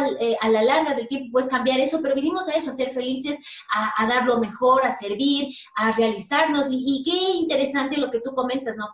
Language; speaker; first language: Spanish; native; Spanish